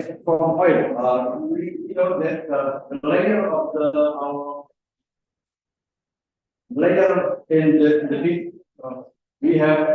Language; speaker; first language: English; non-native, learner; Indonesian